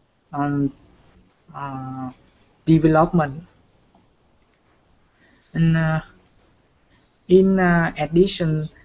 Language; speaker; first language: English; non-native, learner; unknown